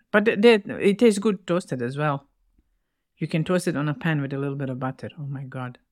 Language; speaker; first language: English; non-native, fluent; Bosnian